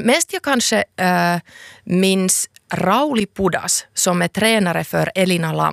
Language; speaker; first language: Swedish; non-native, local second language; Finnish